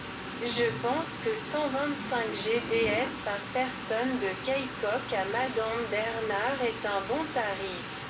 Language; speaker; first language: French; non-native, local second language; Haitian Creole